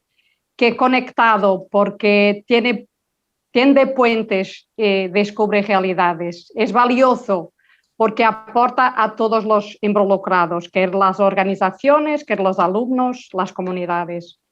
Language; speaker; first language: Spanish; non-native, local second language; Portuguese